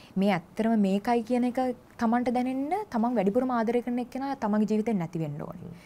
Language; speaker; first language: Sinhala; native; Sinhala